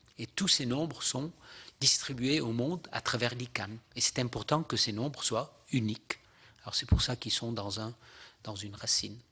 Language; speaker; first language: French; non-native, local second language; Arabic